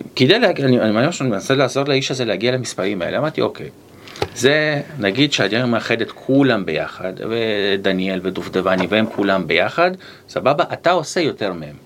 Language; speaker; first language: Hebrew; native; Hebrew